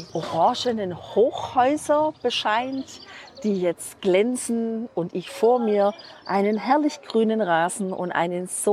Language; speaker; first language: German; native; German